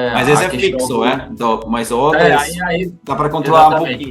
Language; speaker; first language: Portuguese; non-native, learner; English